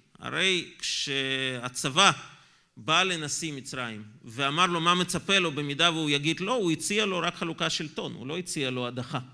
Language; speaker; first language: Hebrew; non-native, fluent; Russian